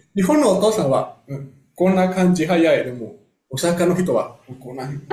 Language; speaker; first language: Japanese; non-native, learner; Spanish